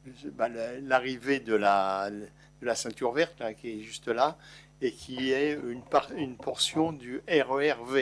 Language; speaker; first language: French; native; French